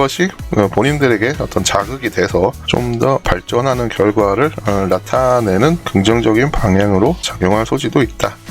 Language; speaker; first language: Korean; native; Korean